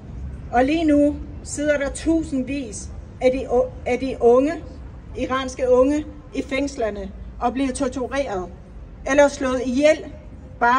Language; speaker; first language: Danish; non-native, fluent; Persian